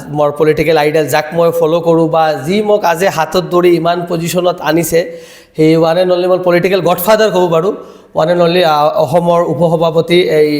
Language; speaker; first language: Assamese; non-native, local second language; Bangla